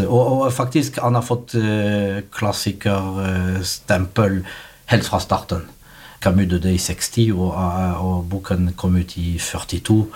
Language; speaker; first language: Norwegian; non-native, fluent; French